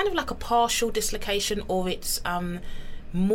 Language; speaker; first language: English; native; English